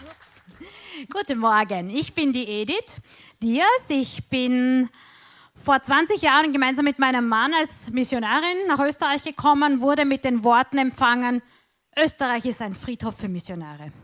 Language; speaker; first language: German; non-native, fluent; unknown